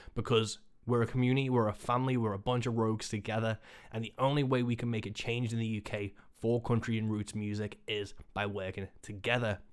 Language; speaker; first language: English; native; English